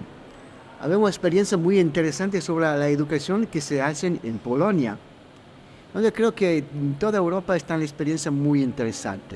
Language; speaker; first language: Spanish; non-native, fluent; Italian